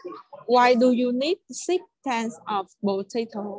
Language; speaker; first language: English; non-native, learner; Vietnamese